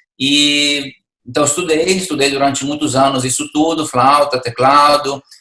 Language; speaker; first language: Portuguese; non-native, fluent; Italian